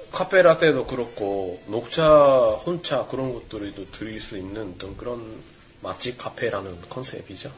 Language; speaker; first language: Korean; non-native, fluent; Japanese